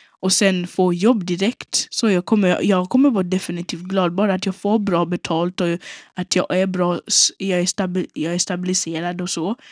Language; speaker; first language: Swedish; non-native, local second language; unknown